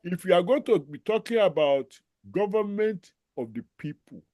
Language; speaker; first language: English; non-native, local second language; Yoruba